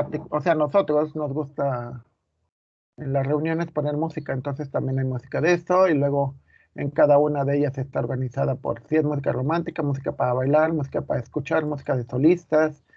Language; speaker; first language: Spanish; native; Spanish